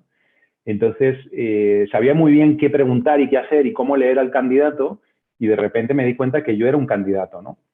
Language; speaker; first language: Spanish; native; Spanish